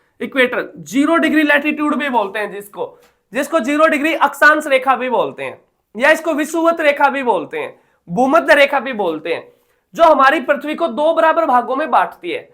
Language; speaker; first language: Hindi; native; Hindi